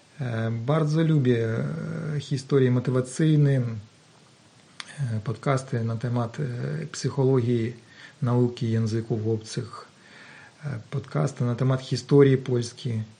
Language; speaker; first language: Polish; non-native, learner; Ukrainian